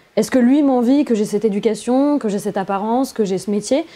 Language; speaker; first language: French; native; French